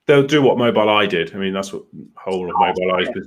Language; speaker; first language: English; native; English